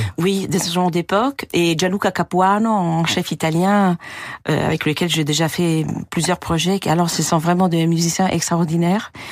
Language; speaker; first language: French; non-native, fluent; Italian